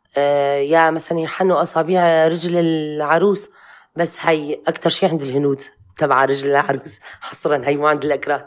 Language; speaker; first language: Arabic; non-native, local second language; Kurdish